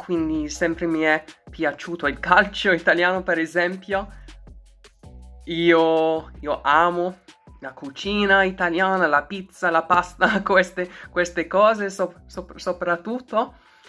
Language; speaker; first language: Italian; non-native, learner; English